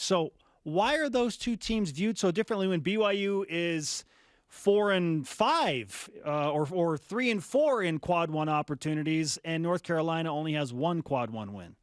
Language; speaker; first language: English; native; English